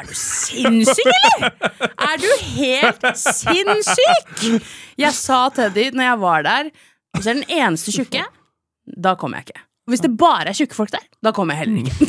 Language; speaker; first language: Norwegian; native; Norwegian